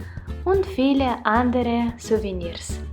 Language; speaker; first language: German; non-native, fluent; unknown